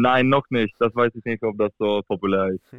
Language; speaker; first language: German; non-native, fluent; Swedish